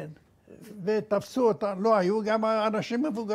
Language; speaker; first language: Hebrew; non-native, fluent; Romanian